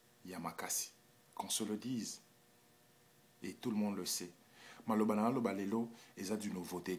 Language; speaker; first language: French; non-native, local second language; Lingala